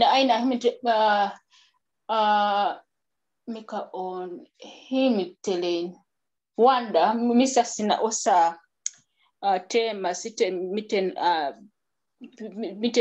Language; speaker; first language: Finnish; non-native, learner; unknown